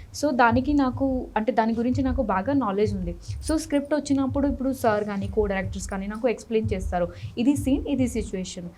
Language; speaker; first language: Telugu; non-native, fluent; Hindi